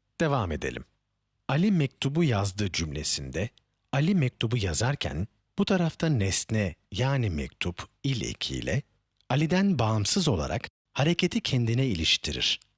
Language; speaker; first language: Turkish; native; Turkish